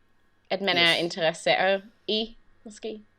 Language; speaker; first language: Danish; non-native, learner; English